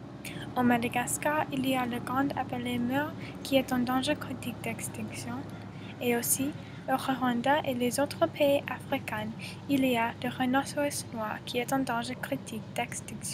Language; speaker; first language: French; non-native, learner; English